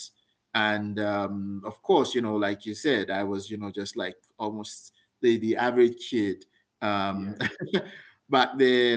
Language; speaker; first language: English; non-native, local second language; Yoruba